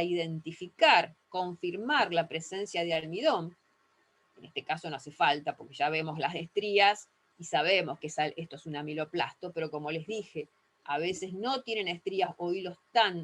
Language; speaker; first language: Spanish; native; Spanish